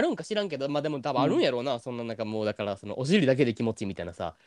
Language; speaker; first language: Japanese; native; Japanese